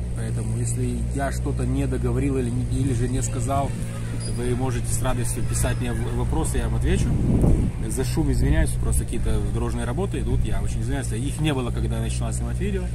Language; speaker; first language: Russian; native; Russian